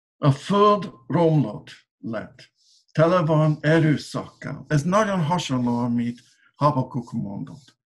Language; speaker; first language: Hungarian; non-native, learner; English